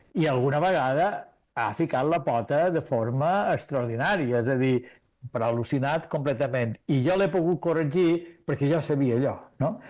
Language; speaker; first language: Catalan; native; Catalan